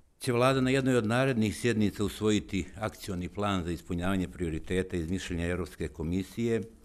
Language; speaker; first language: Bosnian; native; Bosnian